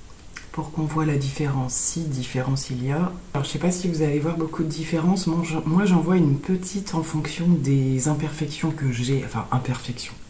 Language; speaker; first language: French; native; French